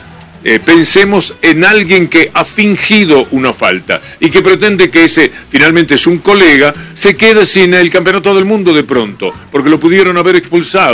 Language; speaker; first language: Spanish; native; Spanish